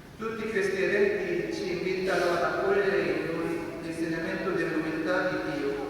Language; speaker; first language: Italian; non-native, fluent; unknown